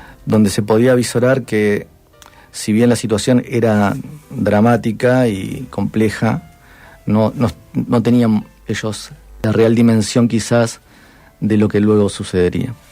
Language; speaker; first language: Spanish; native; Spanish